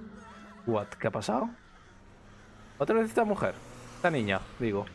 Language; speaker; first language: Spanish; native; Spanish